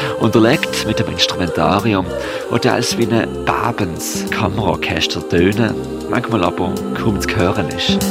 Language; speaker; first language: German; native; German